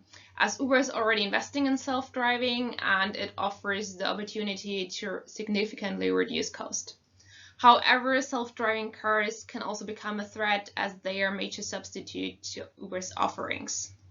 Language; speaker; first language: English; non-native, fluent; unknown